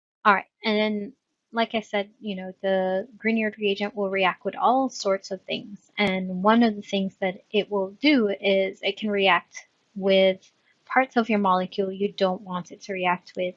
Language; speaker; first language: English; native; English